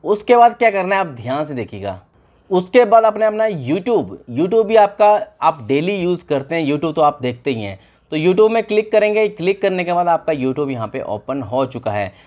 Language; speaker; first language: Hindi; native; Hindi